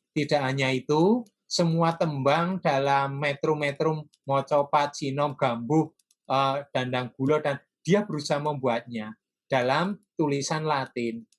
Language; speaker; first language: Indonesian; non-native, local second language; Javanese